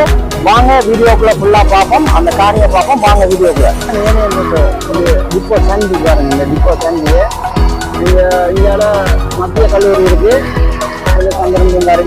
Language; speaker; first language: Tamil; native; Tamil